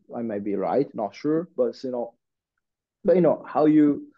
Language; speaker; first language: English; non-native, learner; Japanese